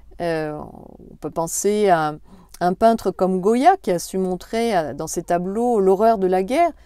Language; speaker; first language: French; native; French